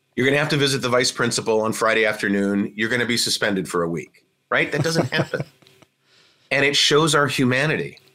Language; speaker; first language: English; native; English